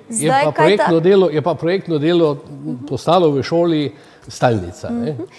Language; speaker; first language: Slovenian; native; Slovenian